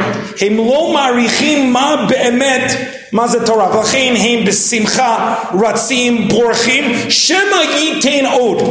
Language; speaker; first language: Hebrew; non-native, fluent; English